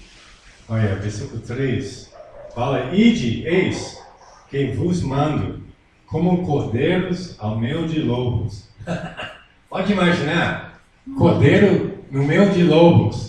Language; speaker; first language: Portuguese; non-native, fluent; English